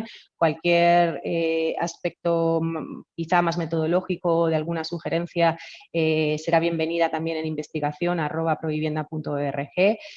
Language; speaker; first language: Spanish; native; Spanish